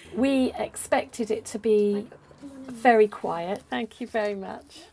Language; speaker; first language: English; native; English